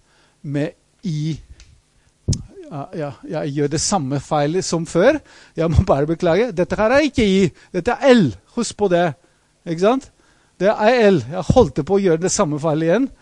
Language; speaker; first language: Norwegian; non-native, fluent; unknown